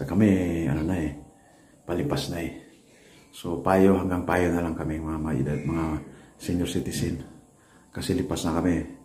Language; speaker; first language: Filipino; non-native, local second language; Waray